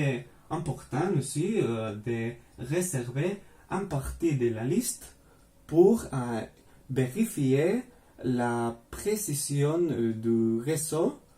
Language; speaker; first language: French; non-native, fluent; Spanish